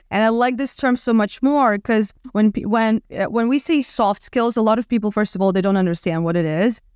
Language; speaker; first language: English; non-native, fluent; Russian